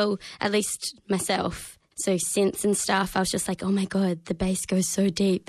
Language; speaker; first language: English; native; English